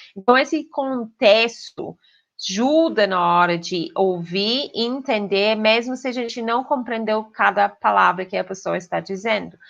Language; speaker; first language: Portuguese; non-native, fluent; English